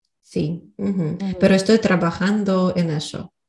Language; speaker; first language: Spanish; non-native, learner; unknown